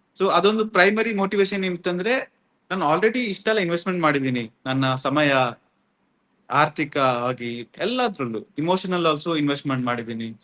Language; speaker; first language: Kannada; non-native, local second language; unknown